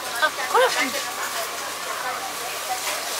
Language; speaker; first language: Korean; non-native, learner; Japanese